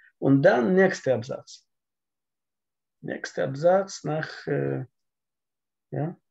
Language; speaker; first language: German; non-native, learner; Russian